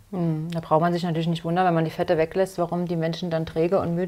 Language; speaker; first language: German; native; German